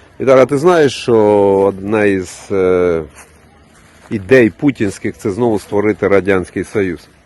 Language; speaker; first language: Ukrainian; native; Ukrainian